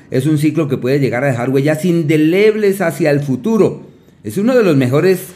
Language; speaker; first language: Spanish; native; Spanish